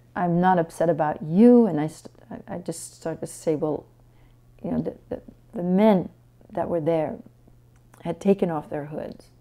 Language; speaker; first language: English; non-native, fluent; French